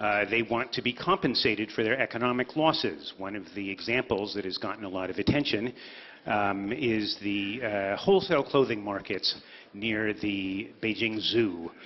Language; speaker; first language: English; native; English